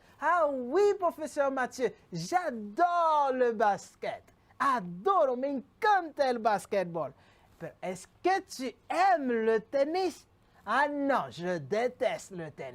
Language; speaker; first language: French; non-native, fluent; Spanish